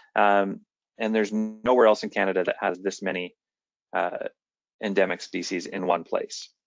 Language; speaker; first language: English; native; English